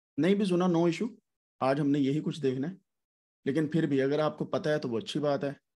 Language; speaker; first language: Urdu; non-native, local second language; Punjabi